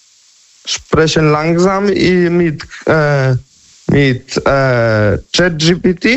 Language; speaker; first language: German; non-native, learner; Polish